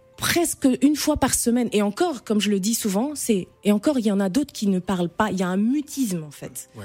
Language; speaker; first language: French; non-native, local second language; Arabic